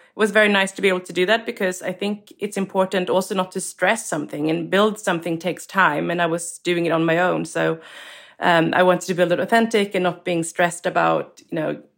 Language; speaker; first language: English; non-native, fluent; Swedish